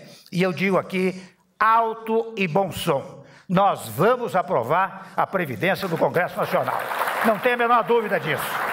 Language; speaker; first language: Portuguese; native; Portuguese